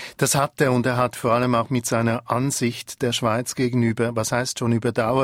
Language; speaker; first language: German; native; German